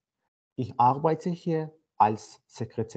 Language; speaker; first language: German; non-native, learner; Azerbaijani